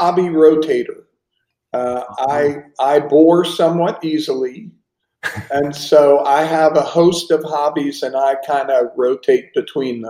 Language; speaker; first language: English; native; English